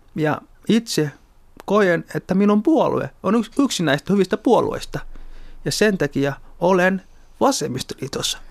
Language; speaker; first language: Finnish; early bilingual, other home language; Somali